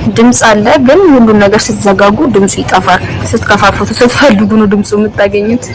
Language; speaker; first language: Amharic; native; Amharic